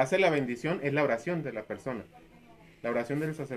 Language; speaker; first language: Spanish; native; Spanish